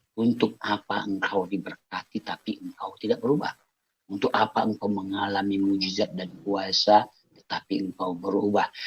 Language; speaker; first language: Indonesian; non-native, local second language; Achinese